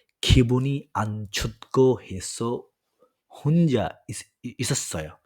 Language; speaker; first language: Korean; non-native, fluent; Bangla